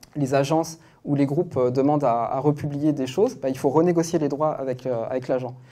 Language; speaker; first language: French; native; French